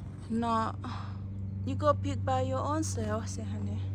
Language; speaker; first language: English; non-native, learner; Thai